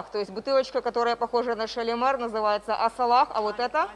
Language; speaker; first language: Russian; native; Russian